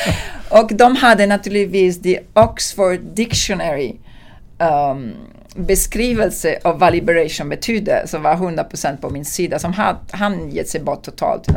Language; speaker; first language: Swedish; non-native, fluent; Italian